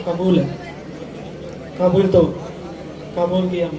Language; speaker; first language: Hindi; native; Hindi